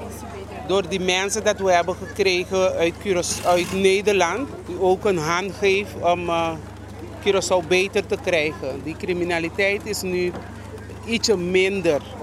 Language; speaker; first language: Dutch; non-native, local second language; Papiamento